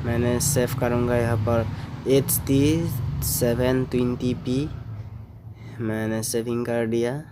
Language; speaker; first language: Hindi; non-native, local second language; Assamese